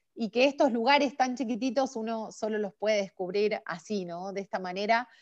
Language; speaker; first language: Spanish; native; Spanish